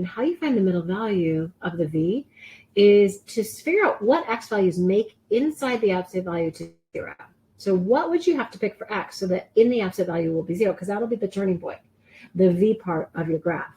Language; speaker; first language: English; native; English